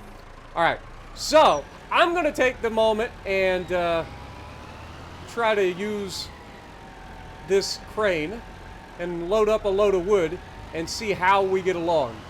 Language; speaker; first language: English; native; English